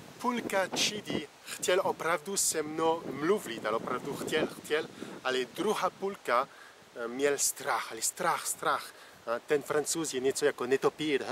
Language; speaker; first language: Czech; non-native, fluent; French